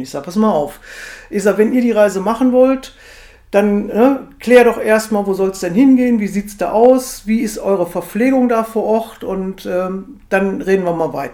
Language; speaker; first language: German; native; German